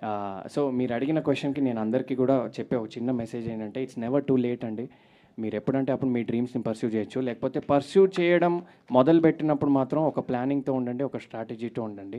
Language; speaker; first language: Telugu; native; Telugu